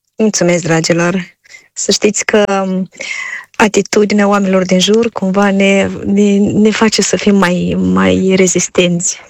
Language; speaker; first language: Romanian; native; Romanian